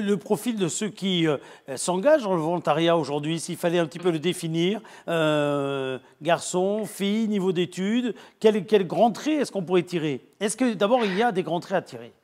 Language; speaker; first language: French; native; French